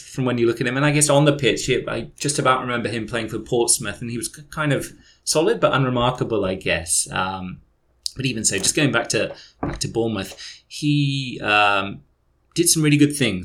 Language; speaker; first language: English; native; English